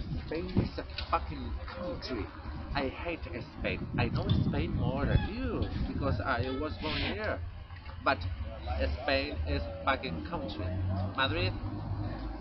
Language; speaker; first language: English; non-native, learner; Spanish